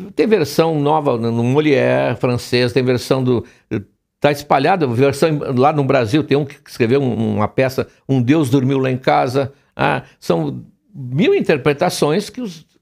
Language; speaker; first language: Portuguese; native; Portuguese